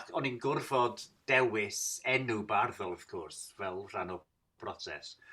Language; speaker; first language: Welsh; non-native, fluent; English